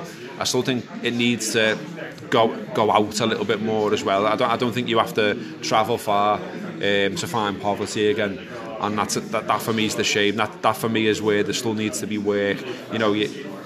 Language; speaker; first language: English; native; English